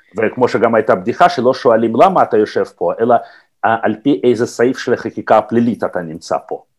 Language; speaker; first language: Hebrew; non-native, fluent; Russian